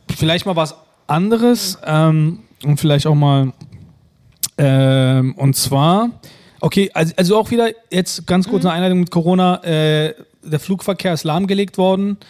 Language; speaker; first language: German; early bilingual, other home language; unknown